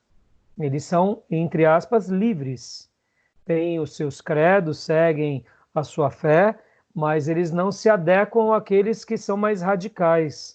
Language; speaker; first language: Portuguese; native; Portuguese